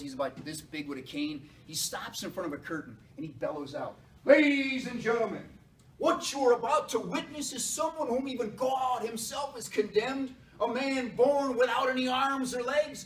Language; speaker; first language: English; native; English